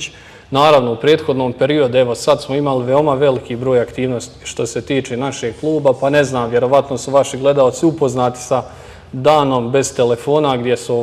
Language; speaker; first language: Serbian; native; Serbian